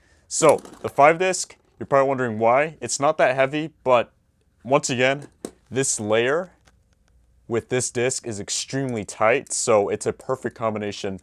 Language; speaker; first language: English; native; English